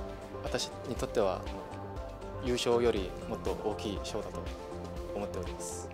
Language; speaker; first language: Japanese; non-native, fluent; Korean